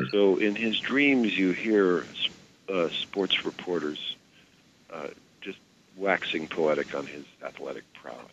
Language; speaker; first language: English; native; English